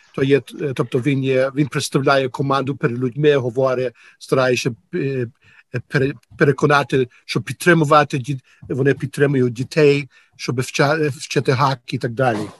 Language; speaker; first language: Ukrainian; early bilingual, heritage; Ukrainian